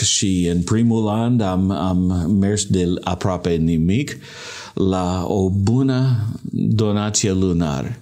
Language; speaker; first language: Romanian; non-native, learner; English